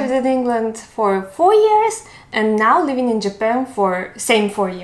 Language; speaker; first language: English; non-native, learner; Russian